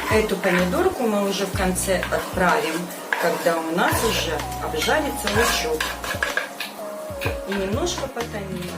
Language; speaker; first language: Russian; non-native, local second language; Ukrainian